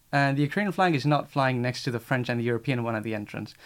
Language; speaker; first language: English; non-native, fluent; Spanish